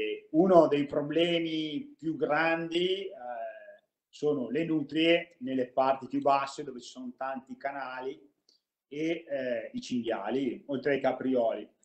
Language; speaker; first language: Italian; native; Italian